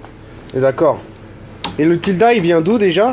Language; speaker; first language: French; native; French